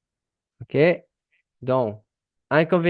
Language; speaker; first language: French; non-native, fluent; Vietnamese